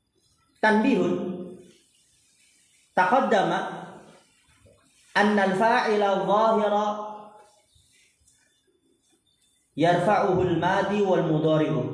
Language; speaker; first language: Arabic; non-native, fluent; Indonesian